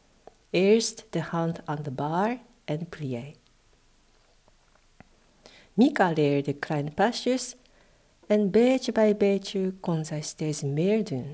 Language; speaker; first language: Dutch; non-native, fluent; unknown